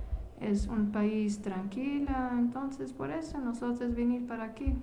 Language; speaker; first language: Spanish; non-native, learner; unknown